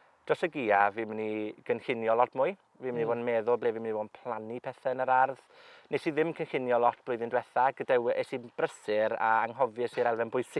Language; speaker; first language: Welsh; native; Welsh